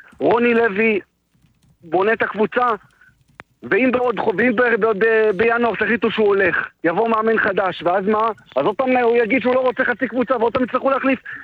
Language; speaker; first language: Hebrew; native; Hebrew